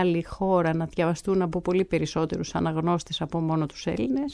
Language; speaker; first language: Greek; native; Greek